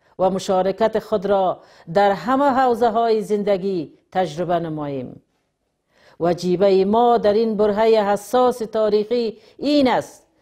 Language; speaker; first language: Persian; native; Persian